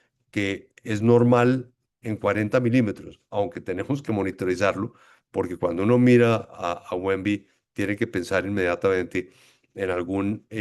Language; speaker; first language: Spanish; native; Spanish